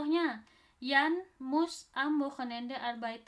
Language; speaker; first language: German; non-native, fluent; Indonesian